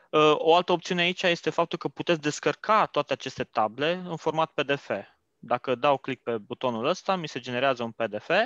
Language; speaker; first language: Romanian; native; Romanian